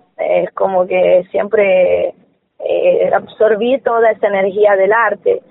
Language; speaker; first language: Spanish; non-native, fluent; Portuguese